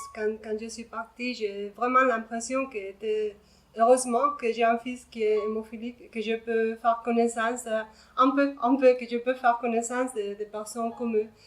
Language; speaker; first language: French; non-native, learner; Spanish